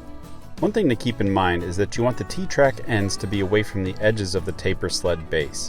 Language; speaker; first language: English; native; English